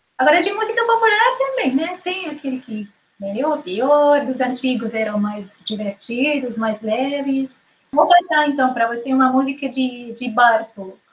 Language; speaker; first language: Portuguese; non-native, fluent; Hungarian